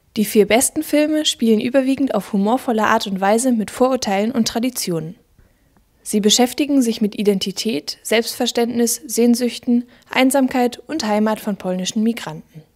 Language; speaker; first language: German; native; German